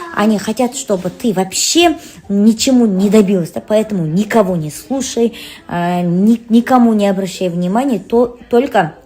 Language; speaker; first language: Russian; non-native, local second language; Kazakh